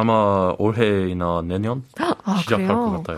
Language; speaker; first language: Korean; non-native, learner; English